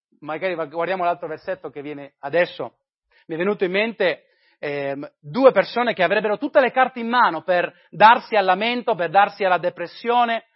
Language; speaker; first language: Italian; non-native, fluent; English